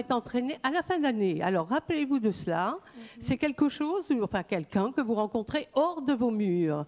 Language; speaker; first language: French; native; French